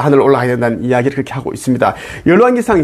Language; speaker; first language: Korean; native; Korean